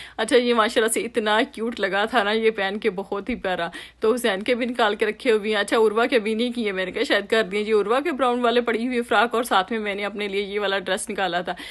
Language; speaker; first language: Urdu; native; Urdu